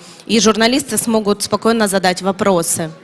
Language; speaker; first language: Russian; native; Russian